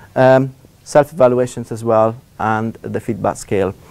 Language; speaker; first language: English; non-native, fluent; Italian